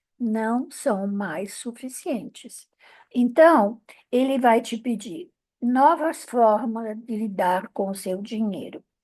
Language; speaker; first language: Portuguese; non-native, fluent; Italian